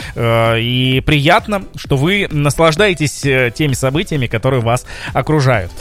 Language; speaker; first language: Russian; native; Russian